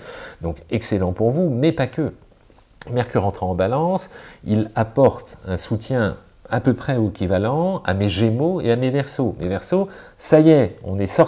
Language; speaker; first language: French; native; French